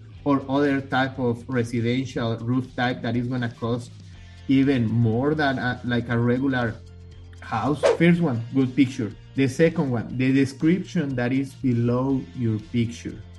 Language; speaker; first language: English; non-native, fluent; Spanish